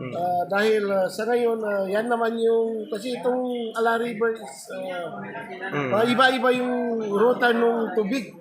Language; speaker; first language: Filipino; non-native, local second language; Maguindanaon